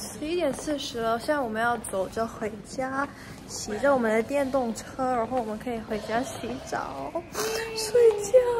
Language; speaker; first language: Chinese; non-native, learner; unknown